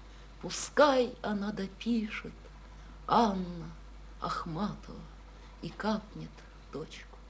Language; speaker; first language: Russian; native; Russian